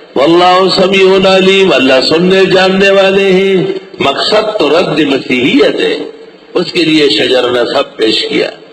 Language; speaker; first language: Urdu; non-native, local second language; Pashto